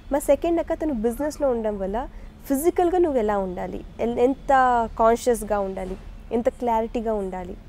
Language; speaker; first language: Telugu; early bilingual, other home language; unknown